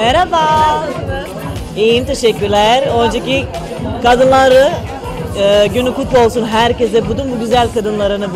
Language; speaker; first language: Turkish; non-native, fluent; Serbian